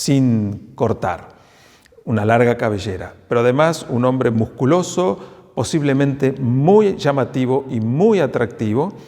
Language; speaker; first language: Spanish; native; Spanish